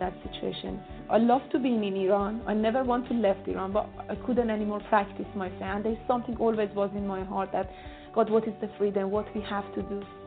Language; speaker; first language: English; non-native, learner; Persian